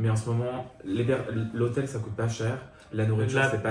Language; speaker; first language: French; native; French